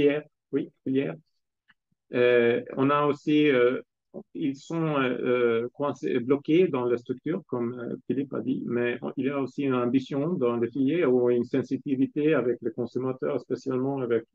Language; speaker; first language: French; non-native, fluent; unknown